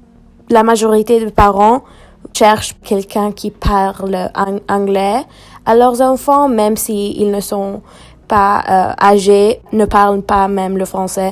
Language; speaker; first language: French; non-native, fluent; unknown